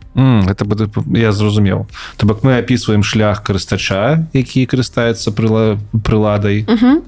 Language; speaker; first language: Belarusian; non-native, local second language; Russian